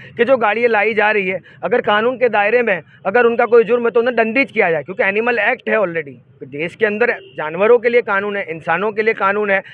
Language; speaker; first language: Hindi; non-native, local second language; Gujarati